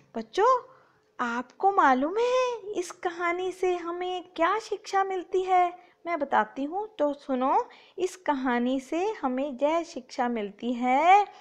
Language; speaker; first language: Hindi; non-native, local second language; Punjabi